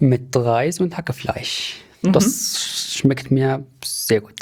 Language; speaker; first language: German; non-native, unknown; Arabic